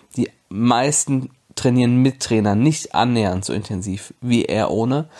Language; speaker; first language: German; native; German